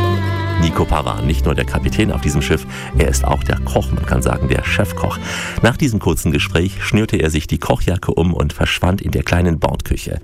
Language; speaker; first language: German; native; German